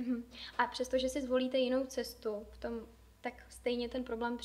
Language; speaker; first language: Czech; native; Czech